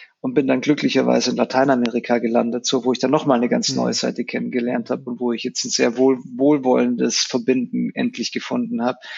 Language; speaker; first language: German; early bilingual, other home language; Spanish